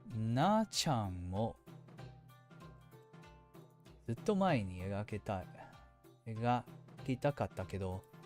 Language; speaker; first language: Japanese; non-native, fluent; English